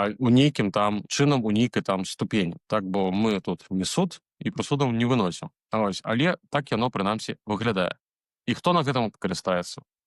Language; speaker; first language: Belarusian; native; Belarusian